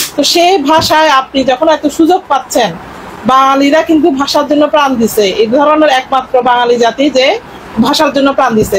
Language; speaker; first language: Bangla; non-native, local second language; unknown